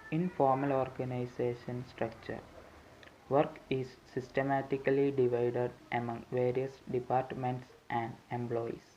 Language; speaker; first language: English; non-native, local second language; Malayalam